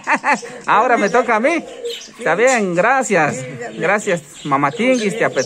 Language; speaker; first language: Spanish; native; Spanish